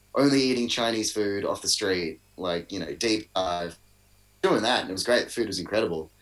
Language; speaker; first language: English; native; English